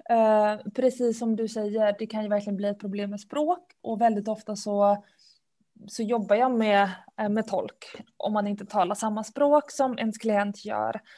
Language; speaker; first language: Swedish; early bilingual, other home language; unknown